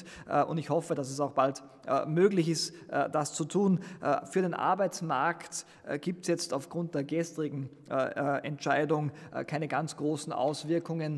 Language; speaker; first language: German; native; German